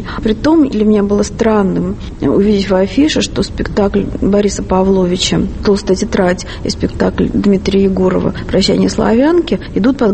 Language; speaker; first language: Russian; native; Russian